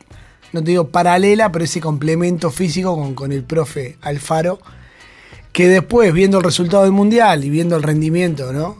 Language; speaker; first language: Spanish; native; Spanish